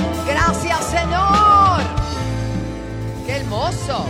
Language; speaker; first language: Spanish; native; Spanish